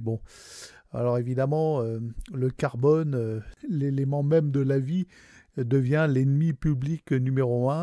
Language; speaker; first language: French; native; French